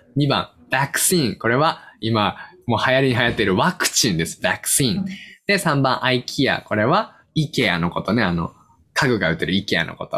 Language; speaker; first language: Japanese; native; Japanese